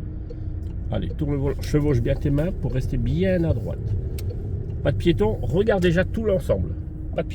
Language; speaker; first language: French; native; French